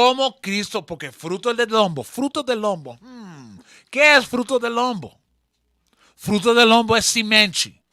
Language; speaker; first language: Spanish; early bilingual, heritage; Spanish